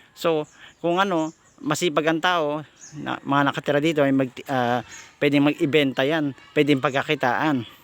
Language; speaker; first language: Filipino; non-native, local second language; Bikol